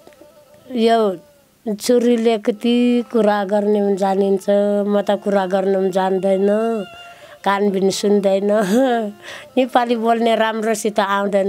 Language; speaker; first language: Nepali; non-native, local second language; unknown